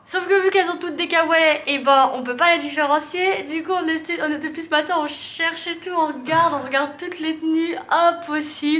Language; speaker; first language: French; native; French